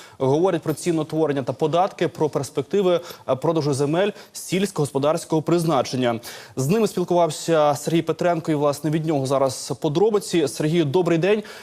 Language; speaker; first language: Ukrainian; native; Ukrainian